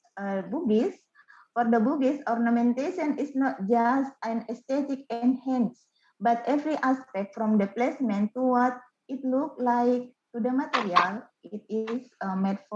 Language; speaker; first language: English; non-native, learner; Indonesian